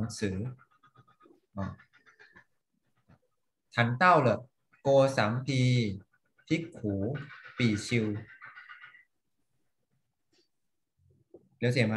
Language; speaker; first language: Chinese; non-native, fluent; Thai